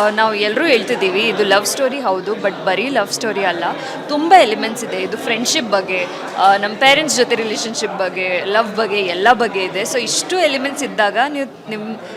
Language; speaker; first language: Kannada; non-native, fluent; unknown